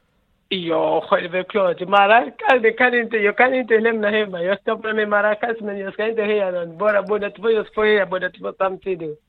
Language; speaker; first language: Swedish; non-native, learner; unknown